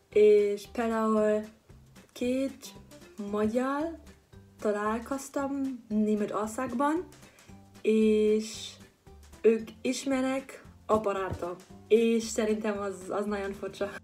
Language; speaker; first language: Hungarian; non-native, learner; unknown